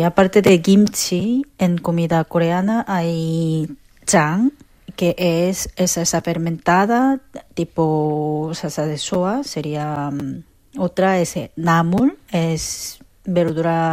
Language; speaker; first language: Spanish; non-native, fluent; Korean